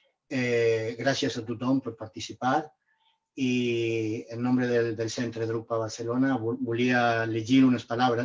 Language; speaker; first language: Catalan; non-native, local second language; Spanish